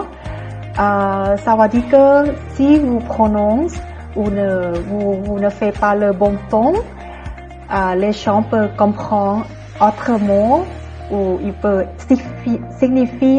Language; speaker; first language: French; non-native, fluent; Thai